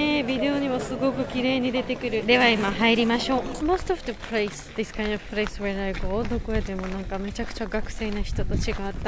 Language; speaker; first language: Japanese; non-native, learner; Georgian